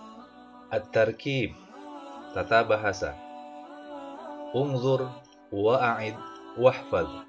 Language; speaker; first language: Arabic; non-native, fluent; Indonesian